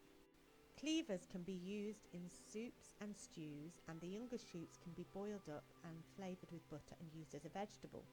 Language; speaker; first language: English; native; English